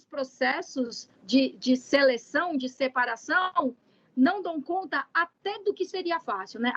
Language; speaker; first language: Portuguese; native; Portuguese